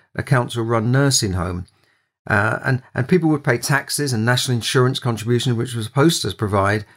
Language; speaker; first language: English; native; English